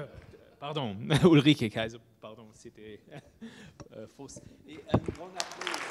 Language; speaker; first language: French; non-native, fluent; German